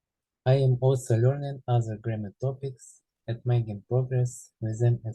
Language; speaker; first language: English; non-native, learner; Ukrainian